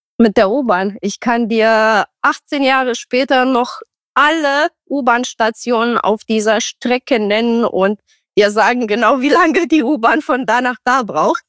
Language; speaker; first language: German; non-native, fluent; Romanian